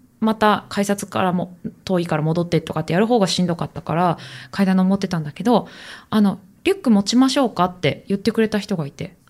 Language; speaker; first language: Japanese; native; Japanese